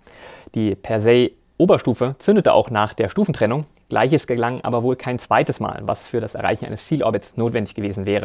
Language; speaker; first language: German; native; German